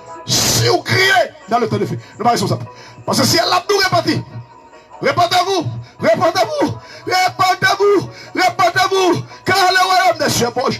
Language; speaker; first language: French; non-native, local second language; Haitian Creole